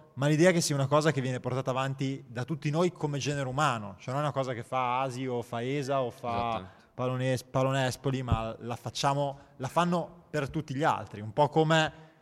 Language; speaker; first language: Italian; native; Italian